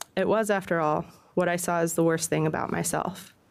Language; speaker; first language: English; native; English